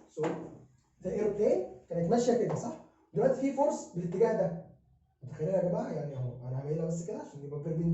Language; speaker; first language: Arabic; native; Arabic